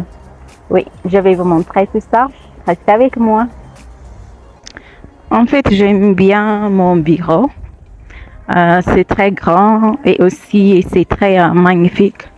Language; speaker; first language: French; non-native, fluent; Amharic